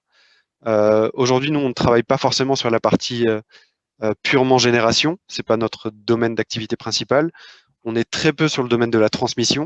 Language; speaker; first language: French; native; French